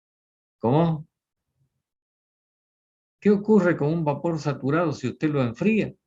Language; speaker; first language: Spanish; native; Spanish